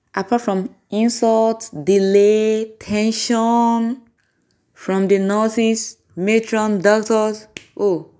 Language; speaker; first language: English; non-native, local second language; Yoruba